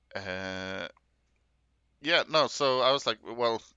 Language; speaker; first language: English; non-native, fluent; Norwegian